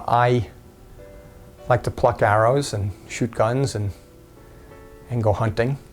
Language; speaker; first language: English; native; English